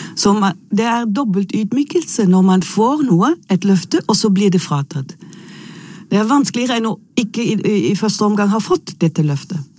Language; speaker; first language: Norwegian; non-native, fluent; German